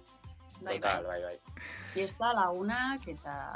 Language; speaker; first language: Basque; non-native, local second language; Spanish